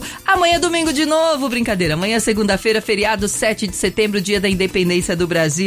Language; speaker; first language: Portuguese; native; Portuguese